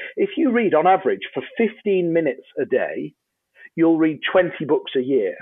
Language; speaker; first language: English; native; English